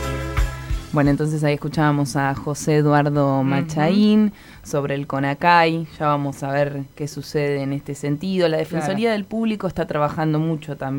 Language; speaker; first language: Spanish; native; Spanish